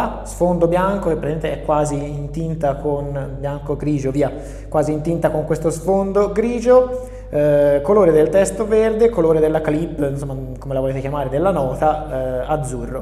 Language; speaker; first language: Italian; native; Italian